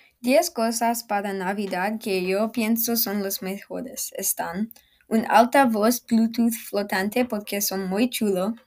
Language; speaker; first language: Spanish; non-native, learner; English